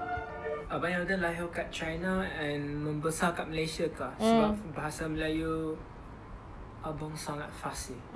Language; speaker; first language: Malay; non-native, local second language; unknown